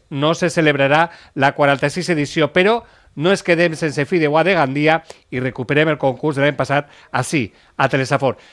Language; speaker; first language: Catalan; native; Catalan